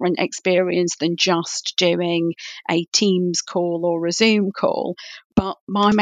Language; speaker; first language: English; native; English